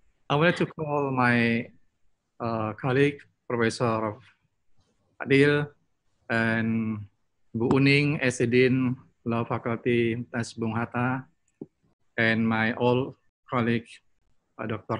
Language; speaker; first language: English; non-native, fluent; Indonesian